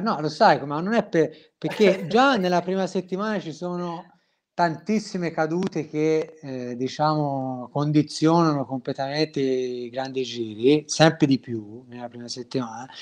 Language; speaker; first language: Italian; native; Italian